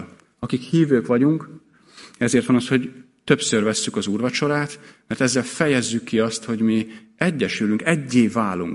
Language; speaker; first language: Hungarian; native; Hungarian